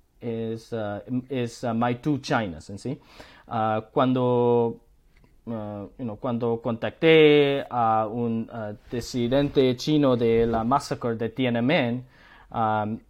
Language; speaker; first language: Spanish; non-native, learner; Korean